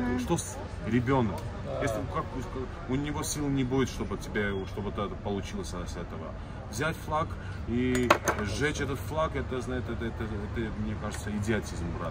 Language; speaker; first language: Russian; non-native, fluent; Armenian